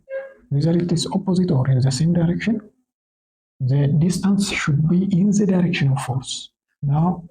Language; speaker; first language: English; non-native, local second language; Oromo